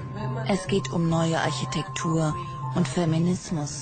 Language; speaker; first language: German; native; German